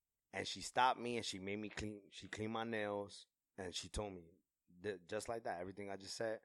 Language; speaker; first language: English; native; English